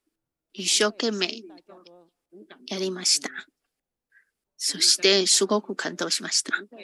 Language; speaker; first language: Japanese; non-native, fluent; Chinese